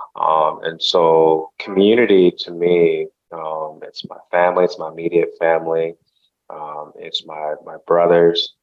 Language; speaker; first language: English; early bilingual, other home language; Haitian Creole